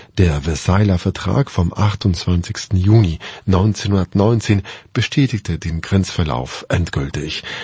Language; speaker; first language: German; non-native, fluent; Polish